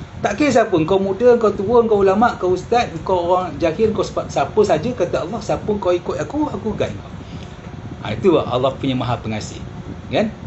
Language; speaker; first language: Malay; early bilingual, heritage; Malay